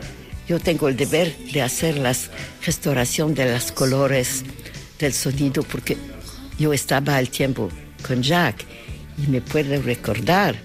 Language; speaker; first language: Spanish; non-native, learner; French